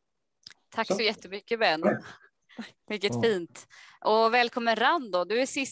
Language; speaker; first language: Swedish; native; Swedish